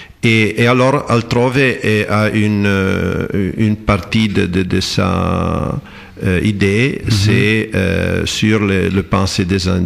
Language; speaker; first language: French; non-native, fluent; Italian